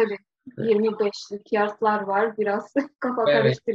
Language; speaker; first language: Turkish; non-native, fluent; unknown